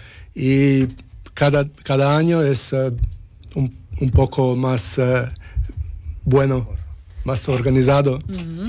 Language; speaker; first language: Spanish; non-native, fluent; Serbian